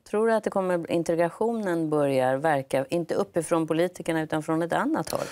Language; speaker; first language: Swedish; native; Swedish